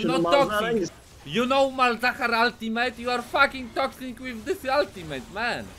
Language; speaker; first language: English; non-native, learner; Polish